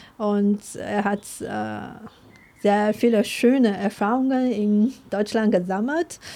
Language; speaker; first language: German; non-native, fluent; Chinese